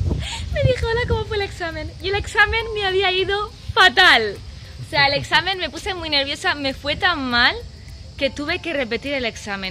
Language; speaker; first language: Spanish; native; Spanish